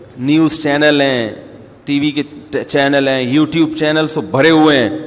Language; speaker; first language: Urdu; native; Urdu